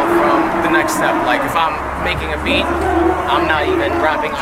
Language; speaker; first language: English; non-native, fluent; Russian